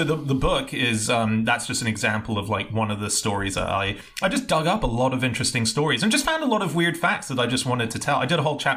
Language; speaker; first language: English; native; English